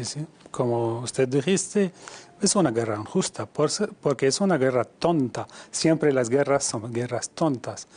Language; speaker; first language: Spanish; non-native, fluent; Arabic